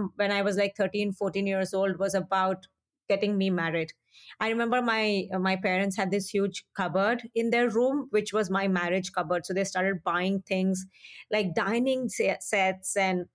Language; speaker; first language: English; non-native, local second language; Hindi